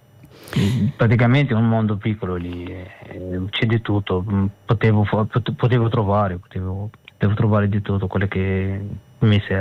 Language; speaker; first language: Italian; non-native, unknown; Arabic